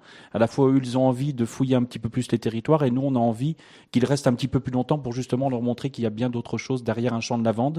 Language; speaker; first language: French; native; French